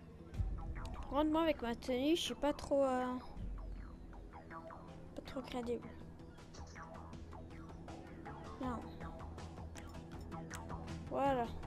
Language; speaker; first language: French; native; French